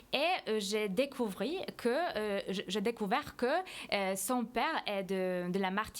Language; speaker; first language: French; non-native, fluent; Polish